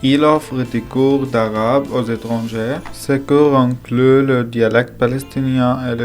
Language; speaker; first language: French; non-native, learner; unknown